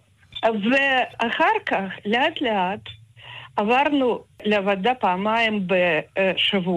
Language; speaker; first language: Hebrew; non-native, fluent; Russian